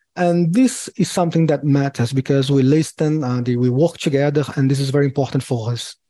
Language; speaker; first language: English; non-native, fluent; Portuguese